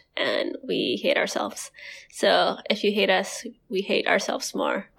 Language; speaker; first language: English; non-native, fluent; Indonesian